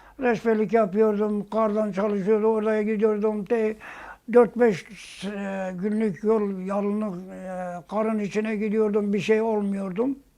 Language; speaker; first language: Turkish; non-native, local second language; Zaza